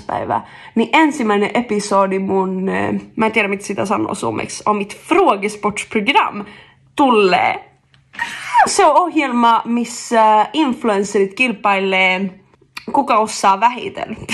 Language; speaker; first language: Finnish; early bilingual, heritage; Finnish